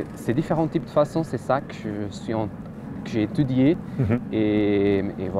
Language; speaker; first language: French; non-native, fluent; Portuguese